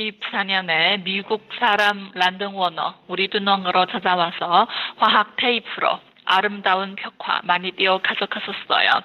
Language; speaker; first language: Korean; non-native, fluent; Chinese